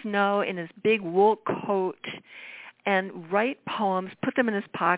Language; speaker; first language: English; native; English